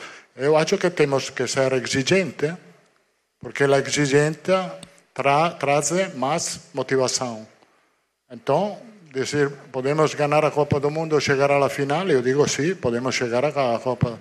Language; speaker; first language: Portuguese; non-native, fluent; Italian